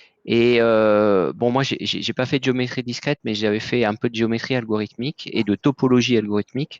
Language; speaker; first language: French; native; French